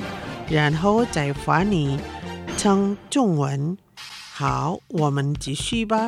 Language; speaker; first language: Chinese; non-native, local second language; Indonesian